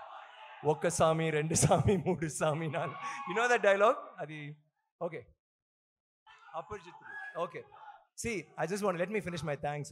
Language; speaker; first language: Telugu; non-native, local second language; Tamil